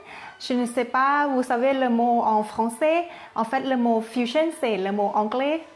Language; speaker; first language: French; non-native, fluent; Thai